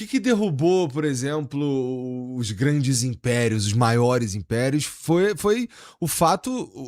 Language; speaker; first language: Portuguese; native; Portuguese